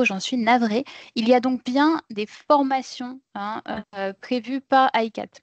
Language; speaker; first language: French; native; French